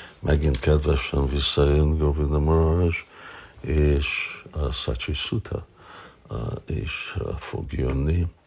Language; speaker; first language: Hungarian; early bilingual, heritage; Hungarian